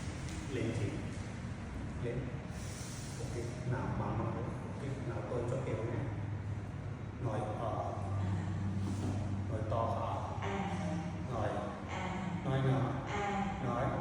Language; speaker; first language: Vietnamese; non-native, learner; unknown